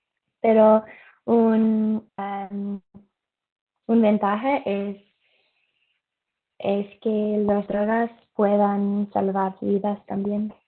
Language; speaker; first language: Spanish; non-native, learner; English